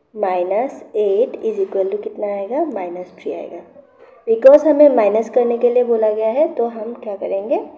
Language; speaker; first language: Hindi; non-native, local second language; Assamese